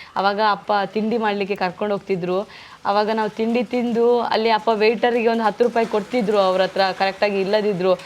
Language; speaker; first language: Kannada; non-native, local second language; Tulu